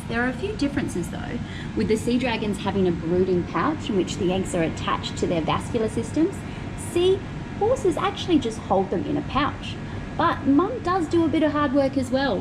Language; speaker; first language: English; native; English